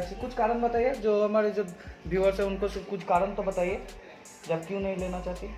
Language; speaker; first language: Hindi; native; Hindi